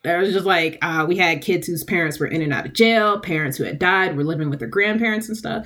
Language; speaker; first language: English; native; English